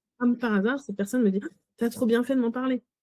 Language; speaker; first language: French; native; French